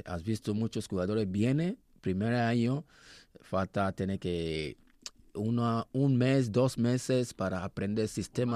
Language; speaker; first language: Spanish; non-native, learner; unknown